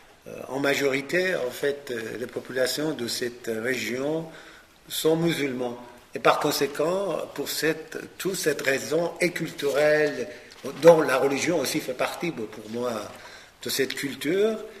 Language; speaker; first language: French; non-native, fluent; Persian